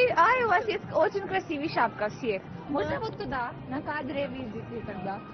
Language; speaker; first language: Russian; non-native, learner; Hindi